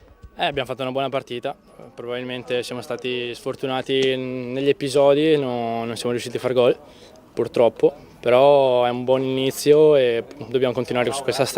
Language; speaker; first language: Italian; native; Italian